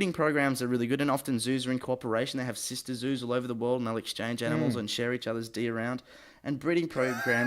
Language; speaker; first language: English; native; English